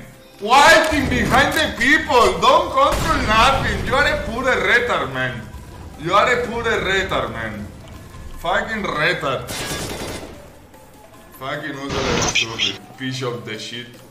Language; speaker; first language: English; non-native, learner; Spanish